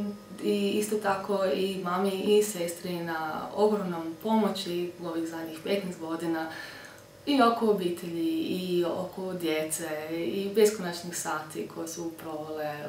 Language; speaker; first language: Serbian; early bilingual, heritage; Croatian